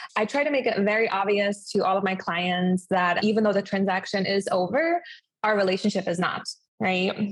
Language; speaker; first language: English; non-native, fluent; German